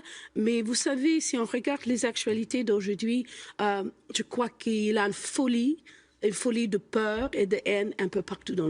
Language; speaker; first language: French; non-native, fluent; English